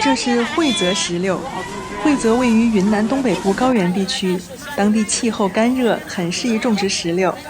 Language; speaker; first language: Chinese; native; Chinese